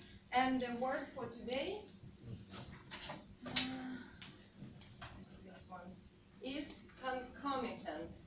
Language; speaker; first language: English; non-native, fluent; Russian